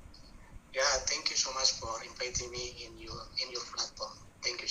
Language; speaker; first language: English; non-native, learner; Buginese